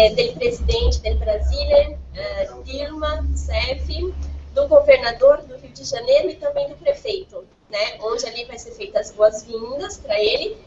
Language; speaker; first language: Italian; non-native, learner; Portuguese